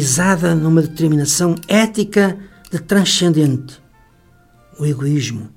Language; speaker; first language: Portuguese; native; Portuguese